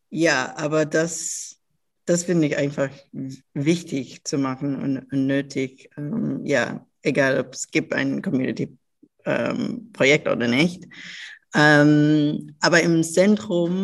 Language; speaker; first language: German; non-native, local second language; English